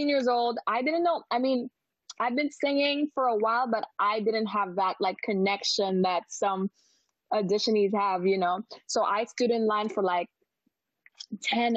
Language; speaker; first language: English; non-native, local second language; Filipino